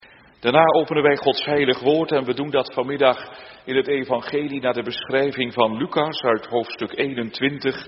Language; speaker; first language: Dutch; native; Dutch